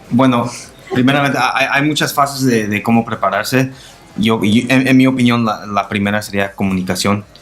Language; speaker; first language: Spanish; non-native, local second language; English